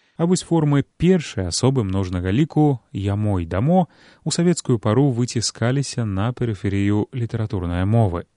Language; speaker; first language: Belarusian; native; Belarusian